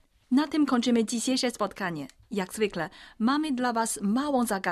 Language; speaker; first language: Polish; non-native, fluent; Chinese